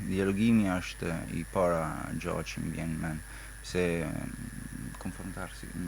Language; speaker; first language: Albanian; early bilingual, heritage; Albanian